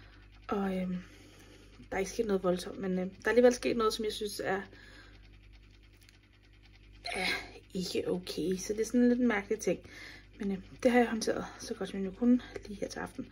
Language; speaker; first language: Danish; native; Danish